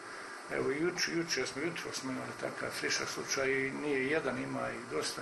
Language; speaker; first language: Croatian; native; Croatian